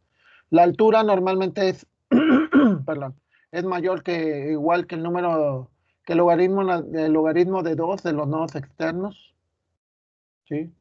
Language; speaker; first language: Spanish; native; Spanish